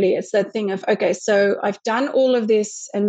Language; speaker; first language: English; native; English